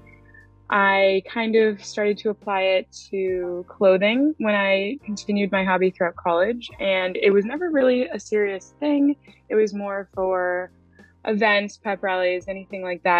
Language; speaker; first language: English; native; English